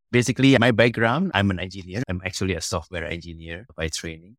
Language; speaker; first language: English; non-native, fluent; Indonesian